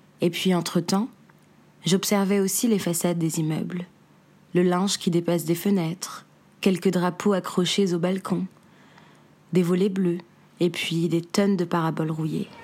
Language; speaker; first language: French; non-native, local second language; Arabic